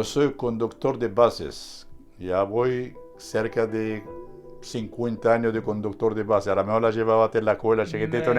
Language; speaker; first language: Spanish; native; Spanish